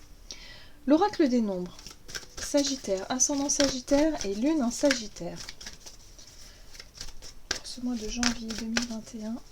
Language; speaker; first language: French; native; French